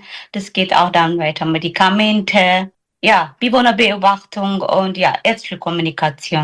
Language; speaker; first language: German; non-native, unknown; Tigrinya